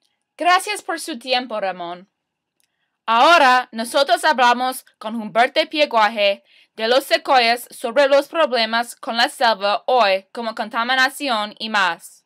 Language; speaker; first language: Spanish; non-native, learner; English